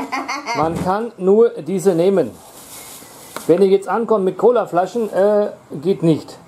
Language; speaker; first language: German; native; German